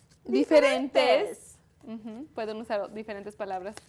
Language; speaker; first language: Spanish; early bilingual, heritage; Spanish